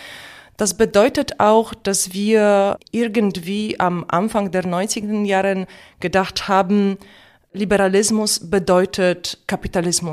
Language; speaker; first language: German; non-native, fluent; Polish